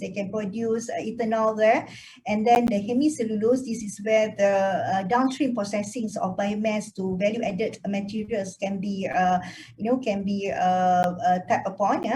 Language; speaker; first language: English; non-native, local second language; Malay